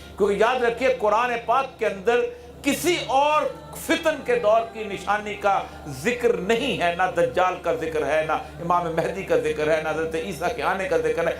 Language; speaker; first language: Urdu; non-native, local second language; Punjabi